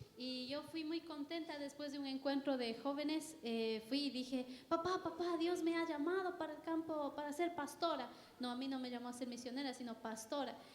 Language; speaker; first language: Spanish; native; Spanish